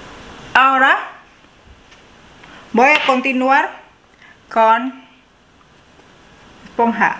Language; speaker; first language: Spanish; non-native, learner; Indonesian